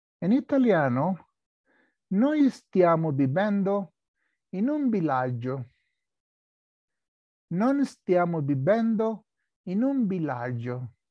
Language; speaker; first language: Italian; non-native, learner; Spanish